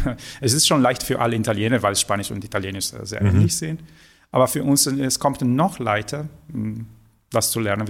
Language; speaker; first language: German; non-native, fluent; Italian